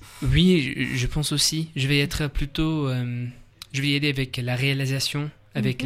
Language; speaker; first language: French; non-native, learner; English